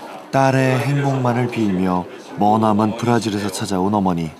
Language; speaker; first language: Korean; native; Korean